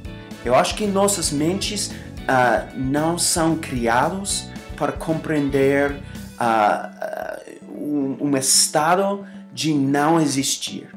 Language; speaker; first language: Portuguese; non-native, fluent; English